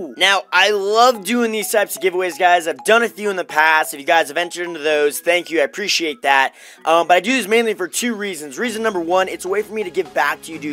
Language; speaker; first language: English; native; English